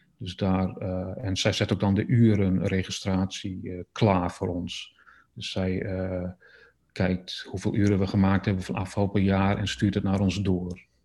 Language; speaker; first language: Dutch; native; Dutch